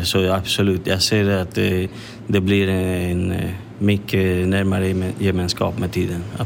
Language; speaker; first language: Swedish; non-native, fluent; Spanish